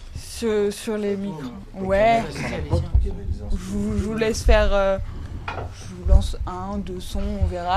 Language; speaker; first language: French; native; French